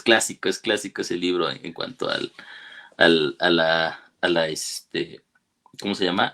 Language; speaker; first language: Spanish; native; Spanish